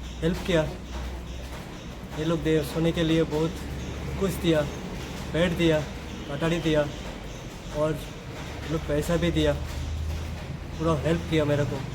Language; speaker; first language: Hindi; non-native, local second language; Bangla